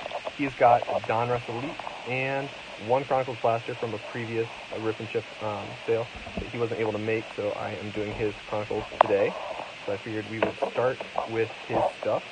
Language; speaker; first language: English; native; English